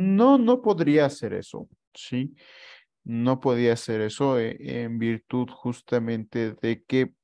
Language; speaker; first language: Spanish; native; Spanish